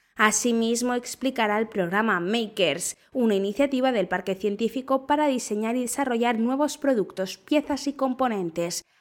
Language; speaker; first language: Spanish; native; Spanish